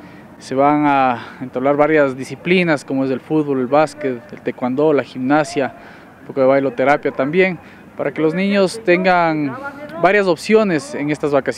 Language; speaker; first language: Spanish; native; Spanish